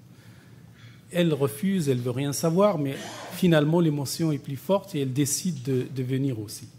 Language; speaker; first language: French; non-native, local second language; Arabic